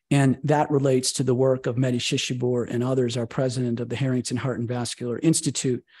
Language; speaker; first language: English; native; English